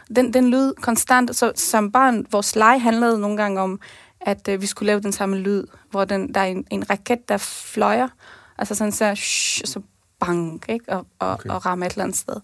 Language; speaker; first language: Danish; early bilingual, other home language; Persian